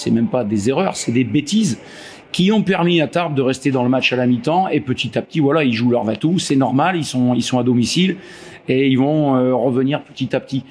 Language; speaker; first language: French; native; French